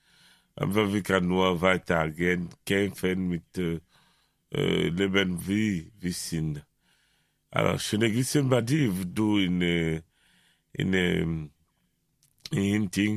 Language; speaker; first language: German; non-native, learner; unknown